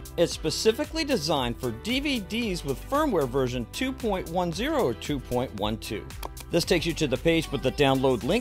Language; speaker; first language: English; native; English